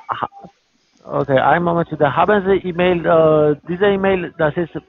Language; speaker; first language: German; non-native, learner; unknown